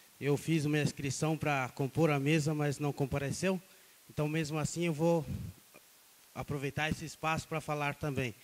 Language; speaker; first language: Portuguese; non-native, local second language; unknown